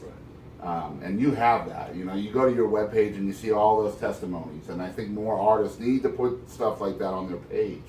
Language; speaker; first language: English; native; English